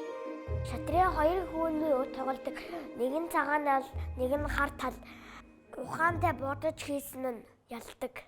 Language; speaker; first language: Mongolian; native; Mongolian